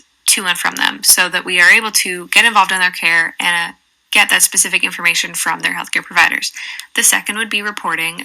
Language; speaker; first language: English; native; English